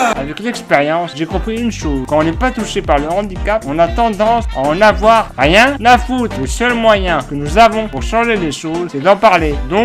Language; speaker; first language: French; native; French